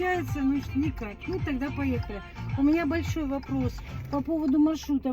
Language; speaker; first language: Russian; native; Russian